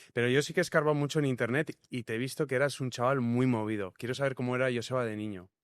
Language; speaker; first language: Spanish; native; Spanish